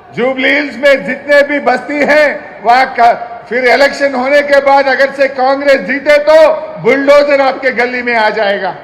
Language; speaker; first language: Hindi; non-native, local second language; Telugu